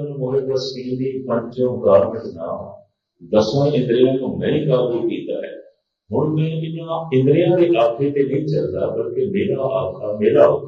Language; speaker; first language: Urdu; non-native, local second language; Punjabi